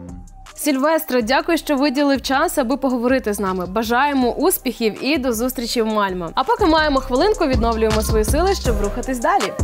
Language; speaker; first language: Ukrainian; native; Ukrainian